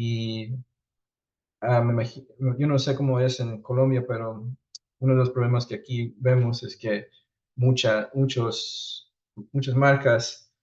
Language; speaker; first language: Spanish; early bilingual, heritage; Spanish